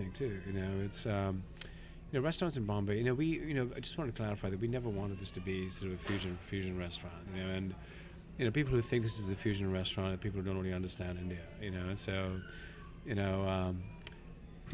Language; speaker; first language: English; non-native, local second language; Hindi